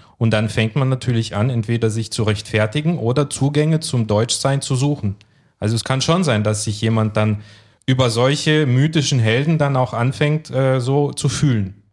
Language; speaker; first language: German; early bilingual, other home language; Russian